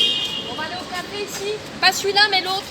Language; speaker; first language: French; native; French